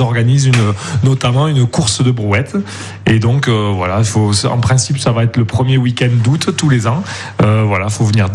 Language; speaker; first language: French; native; French